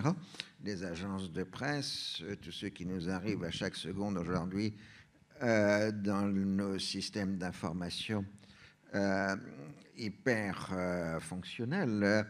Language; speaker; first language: French; native; French